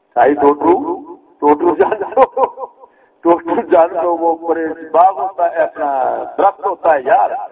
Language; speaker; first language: Urdu; non-native, local second language; Punjabi